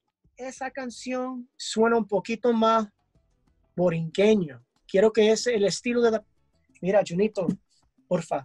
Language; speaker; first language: Spanish; early bilingual, heritage; English